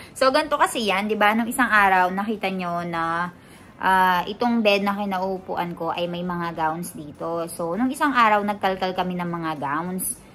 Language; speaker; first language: Filipino; native; Filipino